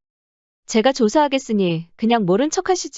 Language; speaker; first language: Korean; native; Korean